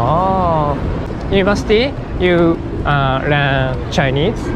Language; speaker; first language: English; non-native, learner; Japanese